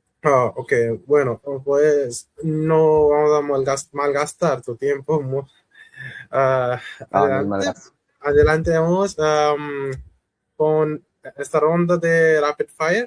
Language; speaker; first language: Spanish; non-native, fluent; Hindi